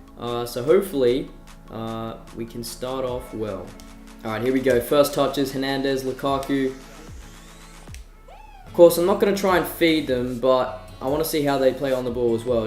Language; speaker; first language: English; native; English